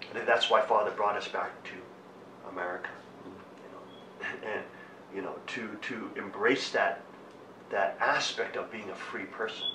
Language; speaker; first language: English; native; English